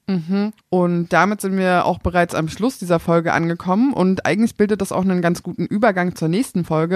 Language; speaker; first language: German; native; German